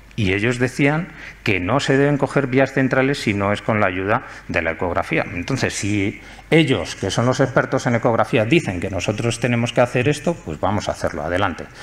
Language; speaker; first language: Spanish; native; Spanish